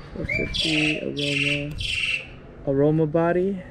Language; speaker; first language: English; early bilingual, other home language; Vietnamese